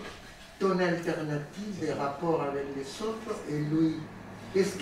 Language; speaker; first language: French; non-native, fluent; Spanish